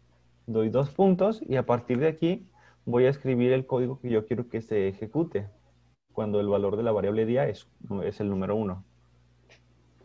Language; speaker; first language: Spanish; native; Spanish